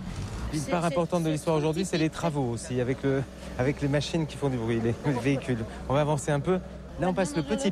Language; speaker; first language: French; native; French